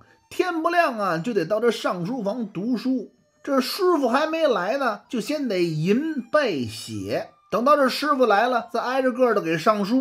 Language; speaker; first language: Chinese; native; Chinese